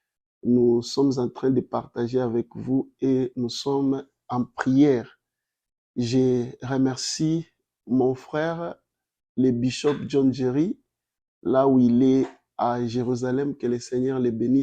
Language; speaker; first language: French; non-native, local second language; Lingala